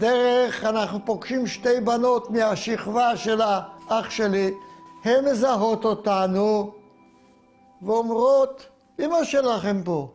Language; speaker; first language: Hebrew; non-native, fluent; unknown